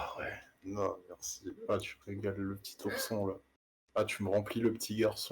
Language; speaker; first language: French; native; French